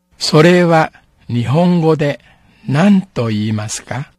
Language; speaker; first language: Japanese; non-native, fluent; Min Nan Chinese